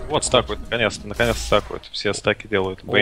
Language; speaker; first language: Russian; native; Russian